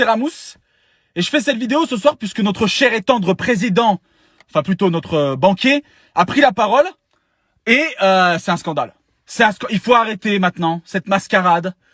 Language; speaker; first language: French; native; French